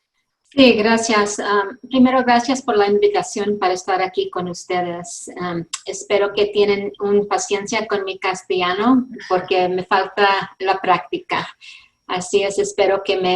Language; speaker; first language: Spanish; early bilingual, heritage; English